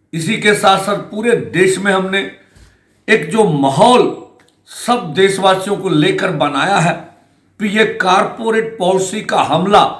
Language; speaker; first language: Hindi; non-native, local second language; Punjabi